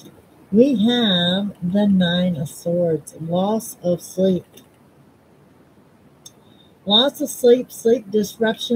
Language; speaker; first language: English; native; English